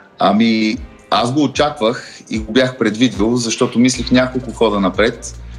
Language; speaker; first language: Bulgarian; early bilingual, heritage; Bulgarian